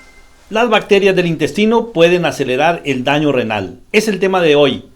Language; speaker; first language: Spanish; native; Spanish